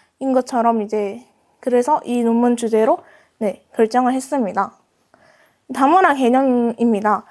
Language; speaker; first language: Korean; early bilingual, other home language; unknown